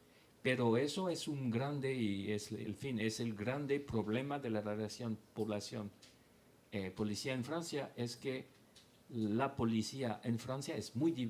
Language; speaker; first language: Spanish; non-native, fluent; French